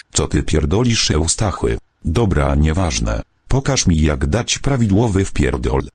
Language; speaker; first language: Polish; native; Polish